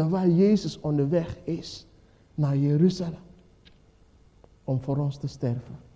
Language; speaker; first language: Dutch; non-native, fluent; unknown